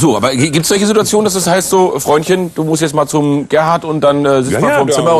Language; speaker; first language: German; native; German